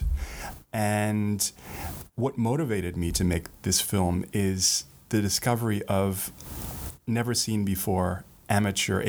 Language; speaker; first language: English; native; English